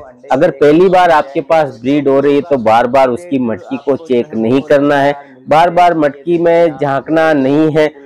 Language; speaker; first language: Hindi; native; Hindi